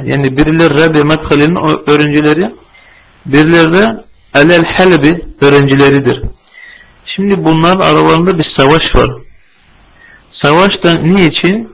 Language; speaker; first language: Turkish; non-native, fluent; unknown